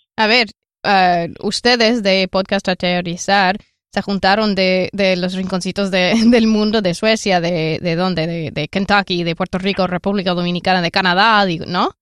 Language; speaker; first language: Spanish; non-native, fluent; English